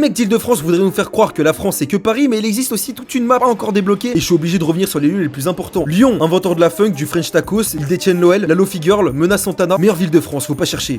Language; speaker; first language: French; native; French